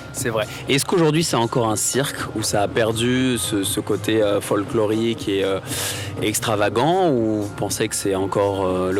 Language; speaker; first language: French; native; French